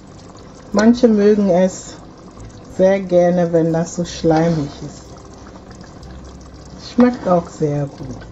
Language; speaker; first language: German; non-native, fluent; Akan